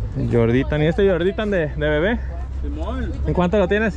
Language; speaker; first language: Spanish; early bilingual, heritage; Spanish